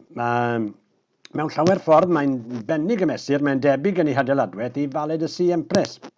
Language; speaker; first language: Welsh; native; Welsh